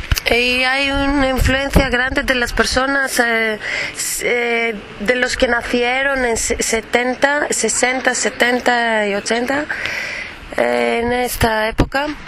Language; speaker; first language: Spanish; non-native, fluent; Greek